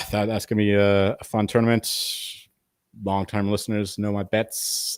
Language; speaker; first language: English; native; English